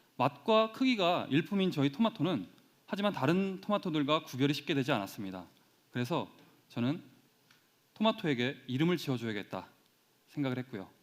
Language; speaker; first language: Korean; native; Korean